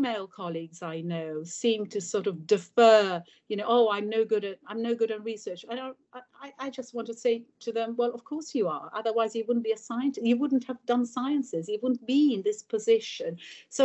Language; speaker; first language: English; early bilingual, other home language; Italian